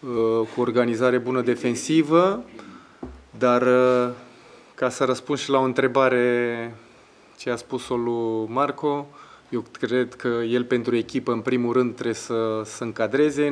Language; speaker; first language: Romanian; non-native, fluent; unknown